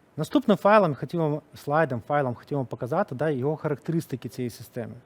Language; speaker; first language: Ukrainian; non-native, local second language; Russian